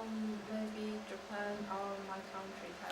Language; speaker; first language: English; non-native, learner; Chinese